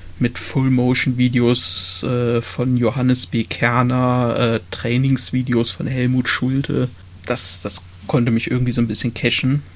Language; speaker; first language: German; native; German